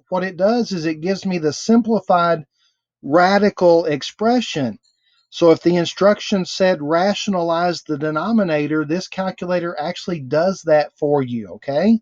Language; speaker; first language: English; native; English